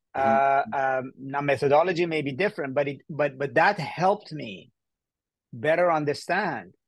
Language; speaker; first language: English; early bilingual, other home language; Persian